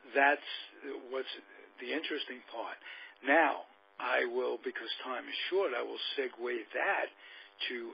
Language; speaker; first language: English; native; English